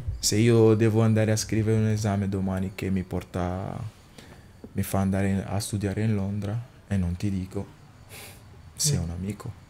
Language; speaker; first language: Italian; non-native, fluent; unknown